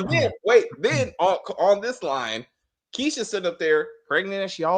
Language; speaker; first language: English; native; English